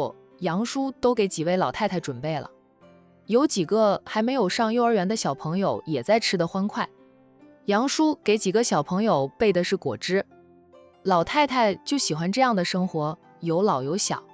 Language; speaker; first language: Chinese; native; Chinese